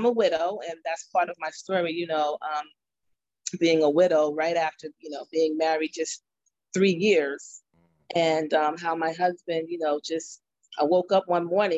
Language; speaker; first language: English; native; English